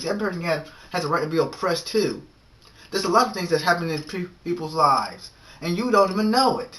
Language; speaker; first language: English; native; English